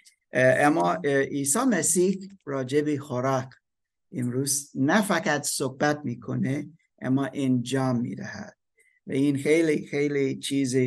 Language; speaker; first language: Persian; non-native, learner; German